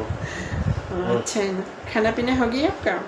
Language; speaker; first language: Hindi; non-native, learner; Bangla